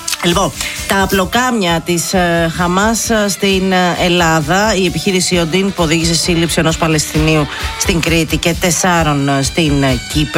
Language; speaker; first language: Greek; native; Greek